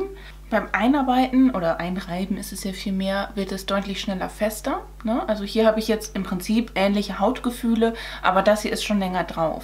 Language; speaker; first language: German; native; German